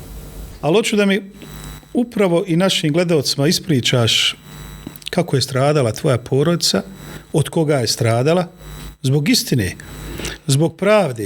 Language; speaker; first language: Bosnian; native; Bosnian